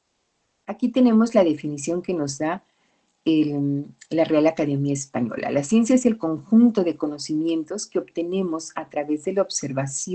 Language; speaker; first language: Spanish; native; Spanish